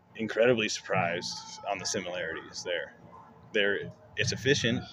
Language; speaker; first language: English; native; English